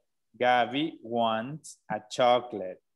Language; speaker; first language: English; non-native, fluent; Spanish